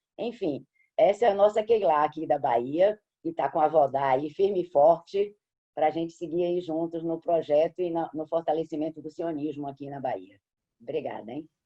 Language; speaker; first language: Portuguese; native; Portuguese